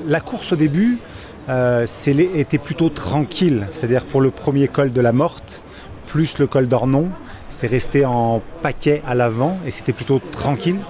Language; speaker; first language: French; native; French